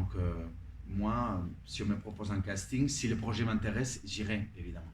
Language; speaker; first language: French; non-native, fluent; Spanish